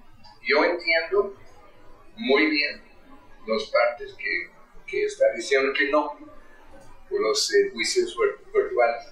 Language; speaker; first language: Spanish; non-native, fluent; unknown